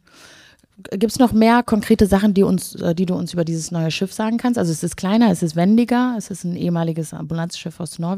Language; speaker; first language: German; native; German